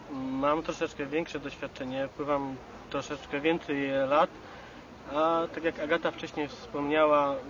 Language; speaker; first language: Polish; native; Polish